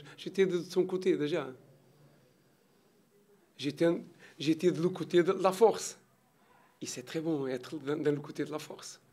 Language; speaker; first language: French; non-native, learner; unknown